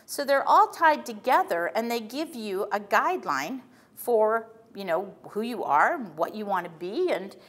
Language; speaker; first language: English; native; English